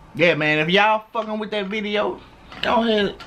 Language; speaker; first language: English; native; English